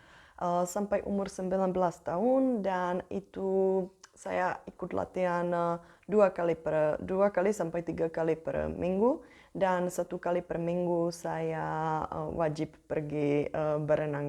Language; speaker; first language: Indonesian; non-native, fluent; Czech